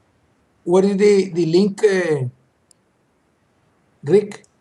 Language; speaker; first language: English; non-native, learner; Spanish